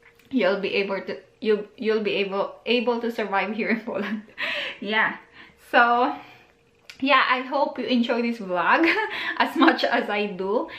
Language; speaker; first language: English; non-native, local second language; Filipino